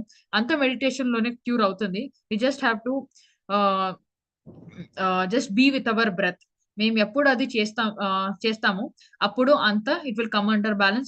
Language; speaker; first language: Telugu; early bilingual, heritage; Telugu